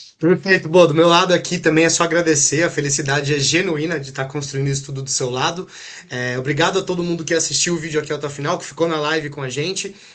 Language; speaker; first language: Portuguese; native; Portuguese